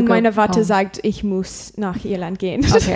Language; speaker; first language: German; non-native, learner; English